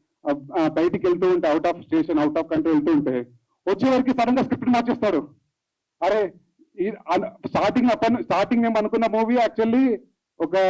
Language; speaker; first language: Telugu; native; Telugu